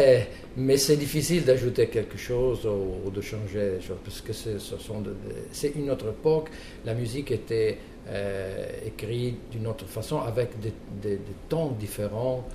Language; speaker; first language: French; non-native, fluent; Italian